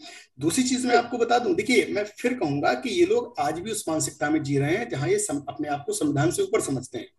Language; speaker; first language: Hindi; native; Hindi